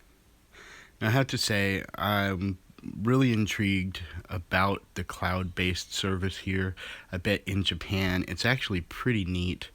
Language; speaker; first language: English; native; English